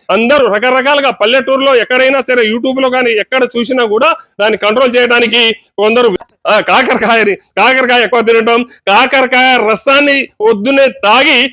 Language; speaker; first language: Telugu; native; Telugu